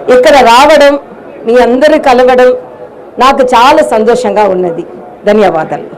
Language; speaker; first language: Telugu; non-native, local second language; Tamil